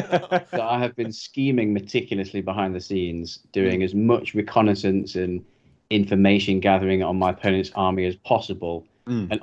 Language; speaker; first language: English; native; English